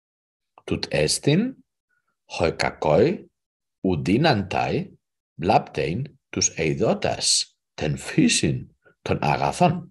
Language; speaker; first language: Greek; non-native, learner; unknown